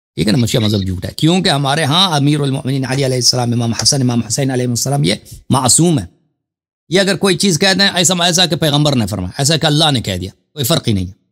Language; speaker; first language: Urdu; non-native, fluent; Persian